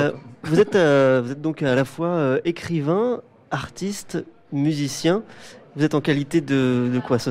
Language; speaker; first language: French; native; French